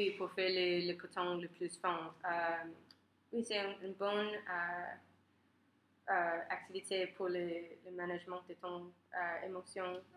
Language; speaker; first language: French; non-native, learner; English